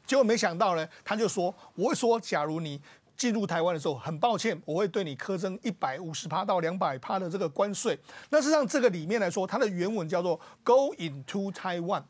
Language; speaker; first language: Chinese; native; Chinese